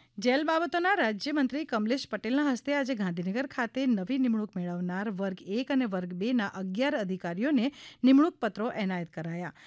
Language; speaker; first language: Gujarati; native; Gujarati